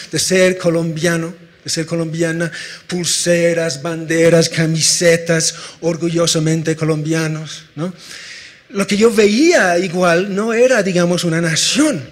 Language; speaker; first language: Spanish; non-native, fluent; English